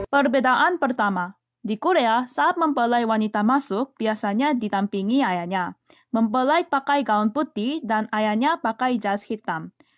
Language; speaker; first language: Indonesian; non-native, fluent; Korean